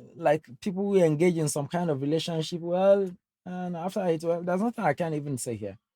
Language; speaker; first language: English; non-native, local second language; Yoruba